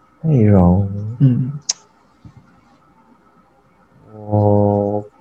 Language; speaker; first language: Chinese; non-native, learner; Japanese